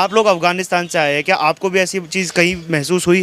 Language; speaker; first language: Hindi; native; Hindi